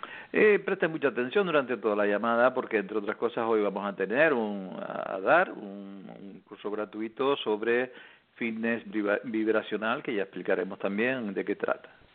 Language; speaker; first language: Spanish; native; Spanish